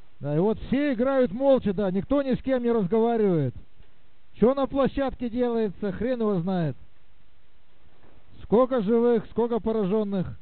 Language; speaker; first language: Russian; native; Russian